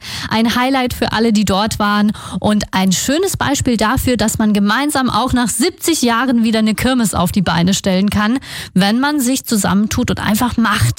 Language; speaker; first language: German; native; German